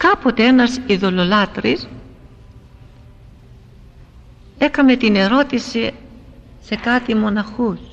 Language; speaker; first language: Greek; native; Greek